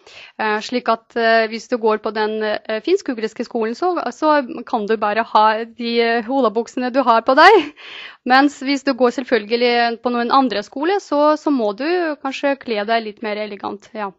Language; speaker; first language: Norwegian; non-native, fluent; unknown